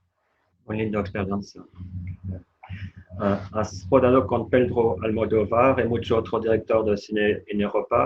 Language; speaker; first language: Spanish; non-native, fluent; French